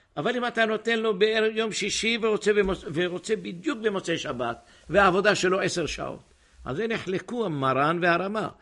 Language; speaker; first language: Hebrew; native; Hebrew